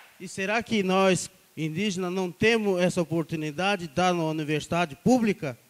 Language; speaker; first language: Portuguese; non-native, local second language; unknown